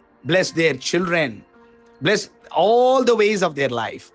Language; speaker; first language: English; non-native, local second language; Tamil